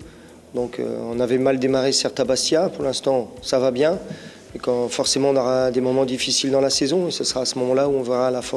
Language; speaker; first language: French; native; French